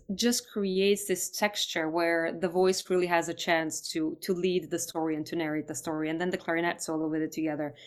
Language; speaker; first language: English; non-native, fluent; Serbian